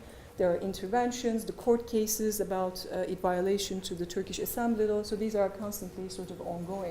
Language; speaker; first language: English; non-native, fluent; Turkish